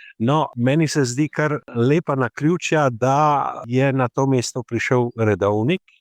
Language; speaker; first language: Slovenian; native; Slovenian